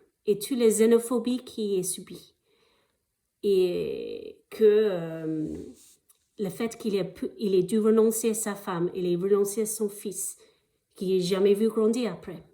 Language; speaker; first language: French; non-native, fluent; English